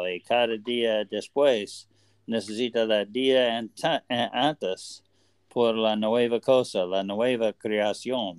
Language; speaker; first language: Spanish; non-native, learner; English